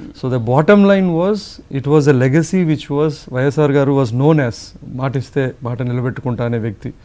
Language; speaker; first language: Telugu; native; Telugu